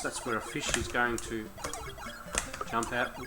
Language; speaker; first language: English; native; English